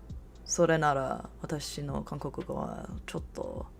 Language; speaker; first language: Japanese; non-native, learner; English